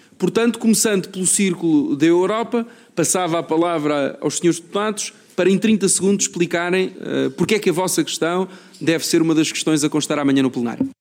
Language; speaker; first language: Portuguese; native; Portuguese